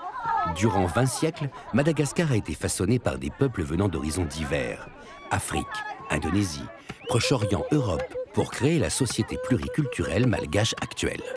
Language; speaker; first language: French; native; French